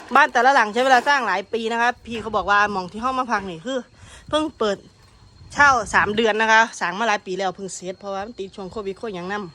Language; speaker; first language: Thai; native; Thai